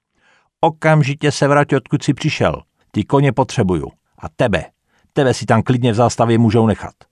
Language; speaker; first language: Czech; native; Czech